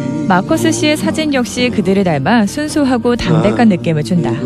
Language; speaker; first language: Korean; native; Korean